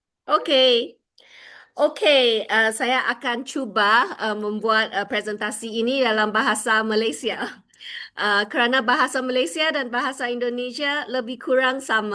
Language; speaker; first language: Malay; non-native, local second language; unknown